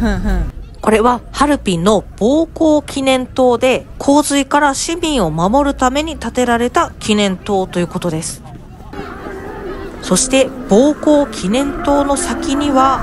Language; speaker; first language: Japanese; native; Japanese